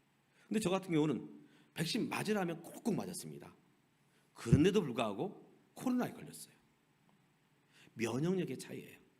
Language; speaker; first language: Korean; native; Korean